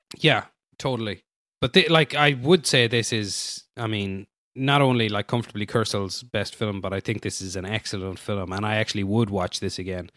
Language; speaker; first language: English; native; English